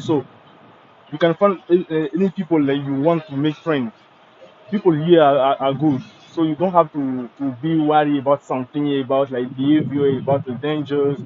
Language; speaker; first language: English; non-native, learner; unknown